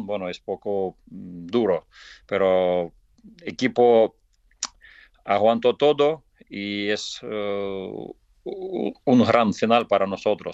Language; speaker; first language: Spanish; non-native, fluent; Russian